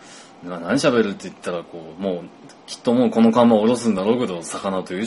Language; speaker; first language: Japanese; native; Japanese